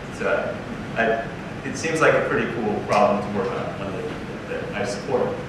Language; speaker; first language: English; native; English